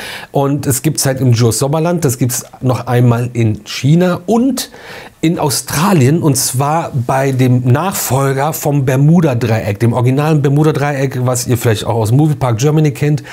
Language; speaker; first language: German; native; German